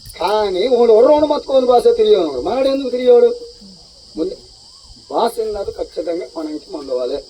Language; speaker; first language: Telugu; non-native, local second language; Koya